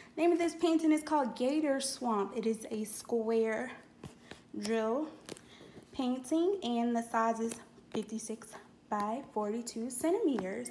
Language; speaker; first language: English; native; English